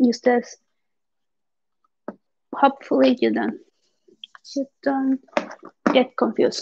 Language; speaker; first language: English; non-native, fluent; Spanish